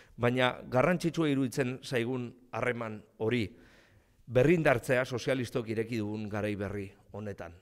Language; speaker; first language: Basque; non-native, local second language; Spanish